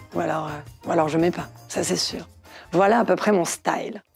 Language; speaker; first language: French; native; French